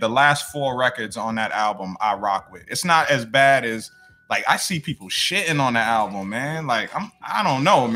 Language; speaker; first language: English; native; English